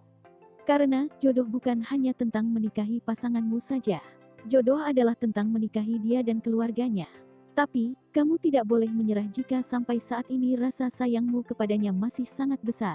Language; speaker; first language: Indonesian; native; Indonesian